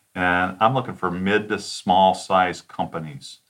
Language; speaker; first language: English; native; English